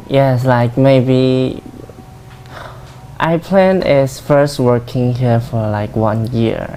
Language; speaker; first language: English; non-native, learner; Chinese